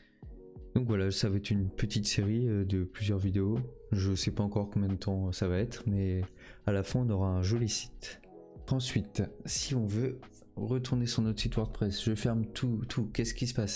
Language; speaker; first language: French; native; French